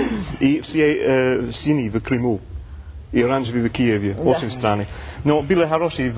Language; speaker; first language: Russian; non-native, learner; English